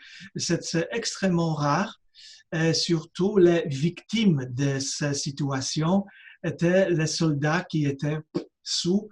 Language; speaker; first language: French; non-native, fluent; Polish